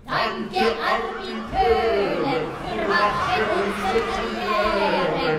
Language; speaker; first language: German; non-native, learner; Norwegian